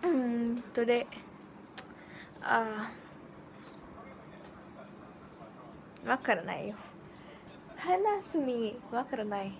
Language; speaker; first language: Japanese; non-native, learner; English